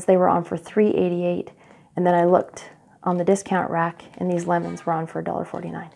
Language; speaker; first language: English; native; English